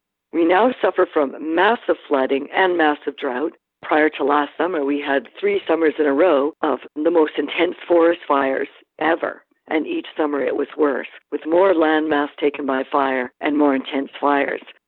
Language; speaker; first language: English; native; English